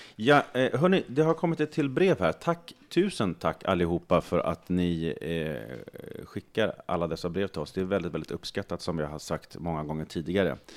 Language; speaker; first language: Swedish; native; Swedish